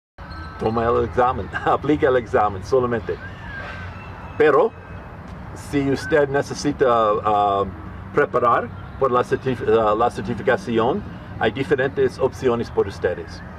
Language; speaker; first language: Spanish; non-native, learner; English